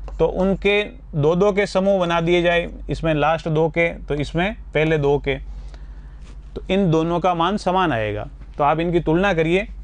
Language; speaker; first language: Hindi; native; Hindi